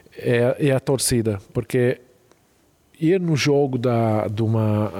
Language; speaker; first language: Portuguese; non-native, fluent; Hungarian